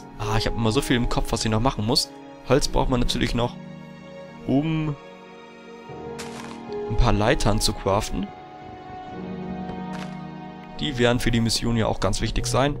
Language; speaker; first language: German; native; German